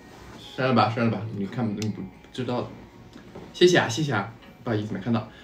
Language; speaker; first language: Chinese; native; Chinese